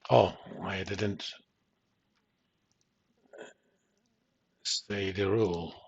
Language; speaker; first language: English; native; English